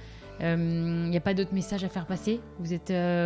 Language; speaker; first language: French; native; French